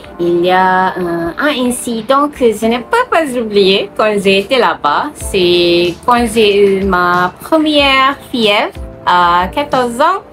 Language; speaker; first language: French; non-native, learner; Malay